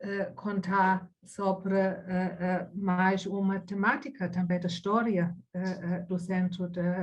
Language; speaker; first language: Portuguese; non-native, fluent; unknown